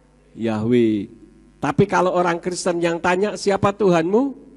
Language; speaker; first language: Indonesian; native; Indonesian